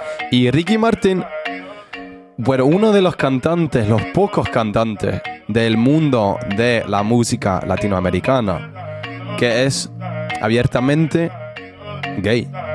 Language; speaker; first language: Spanish; non-native, fluent; English